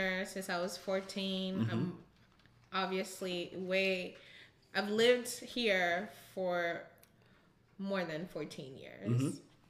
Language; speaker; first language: English; non-native, local second language; Ganda